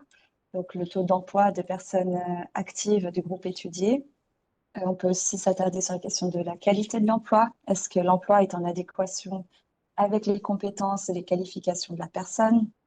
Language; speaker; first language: French; native; French